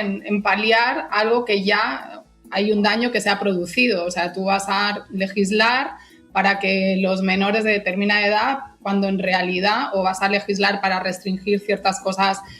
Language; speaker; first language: Spanish; native; Spanish